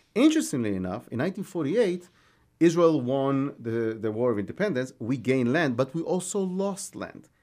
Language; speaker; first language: English; non-native, fluent; Hebrew